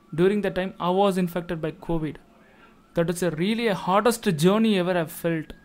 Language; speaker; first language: English; non-native, local second language; Tamil